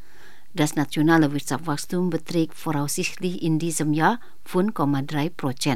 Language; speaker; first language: German; non-native, fluent; Indonesian